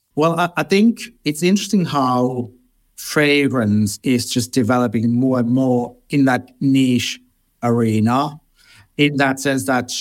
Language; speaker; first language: English; non-native, fluent; Finnish